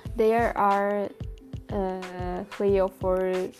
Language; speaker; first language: English; non-native, learner; Japanese